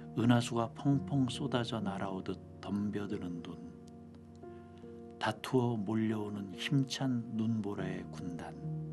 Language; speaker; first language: Korean; native; Korean